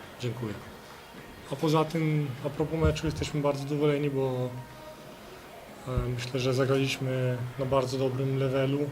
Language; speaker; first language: Polish; non-native, fluent; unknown